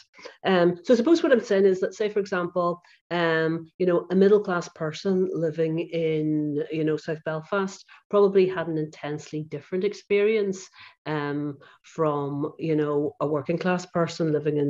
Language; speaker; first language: English; native; English